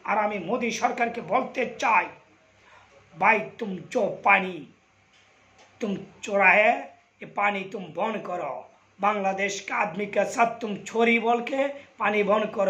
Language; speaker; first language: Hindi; non-native, learner; Bangla